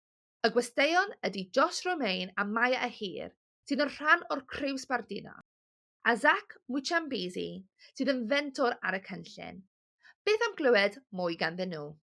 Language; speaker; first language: Welsh; native; Welsh